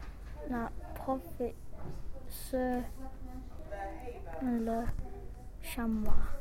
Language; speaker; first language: French; non-native, learner; English